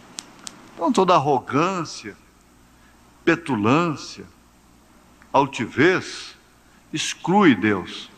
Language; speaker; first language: Portuguese; native; Portuguese